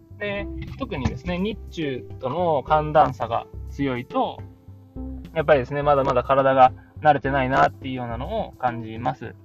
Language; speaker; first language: Japanese; native; Japanese